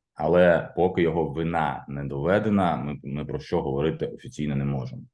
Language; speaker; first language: Ukrainian; native; Ukrainian